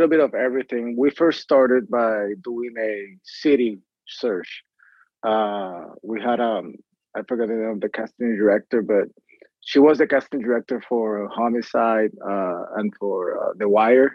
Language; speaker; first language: English; non-native, fluent; Spanish